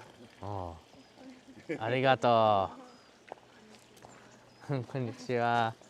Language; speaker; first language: Japanese; non-native, learner; English